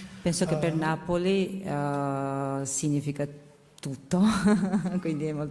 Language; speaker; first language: Italian; non-native, learner; Georgian